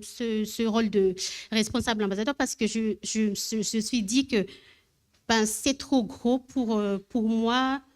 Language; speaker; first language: French; non-native, learner; Malagasy